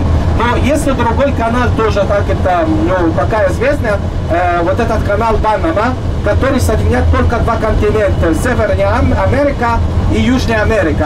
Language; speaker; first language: Russian; non-native, learner; Arabic